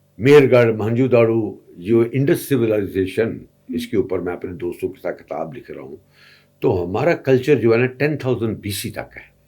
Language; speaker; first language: Urdu; non-native, local second language; Punjabi